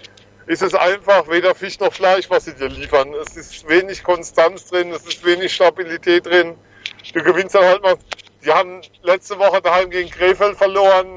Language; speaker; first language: German; native; German